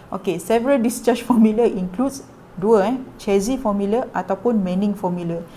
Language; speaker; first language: English; non-native, local second language; Malay